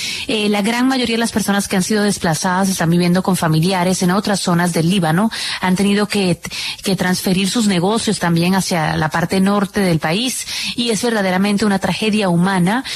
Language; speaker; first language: Spanish; native; Spanish